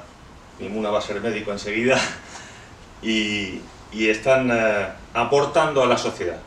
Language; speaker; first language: Spanish; native; Spanish